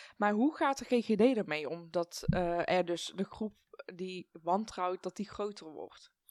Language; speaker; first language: Dutch; early bilingual, other home language; Persian